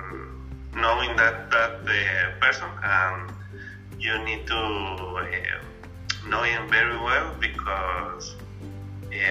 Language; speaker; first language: English; non-native, learner; Spanish